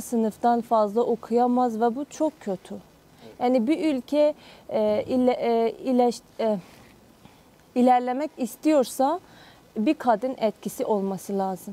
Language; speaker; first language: Turkish; non-native, fluent; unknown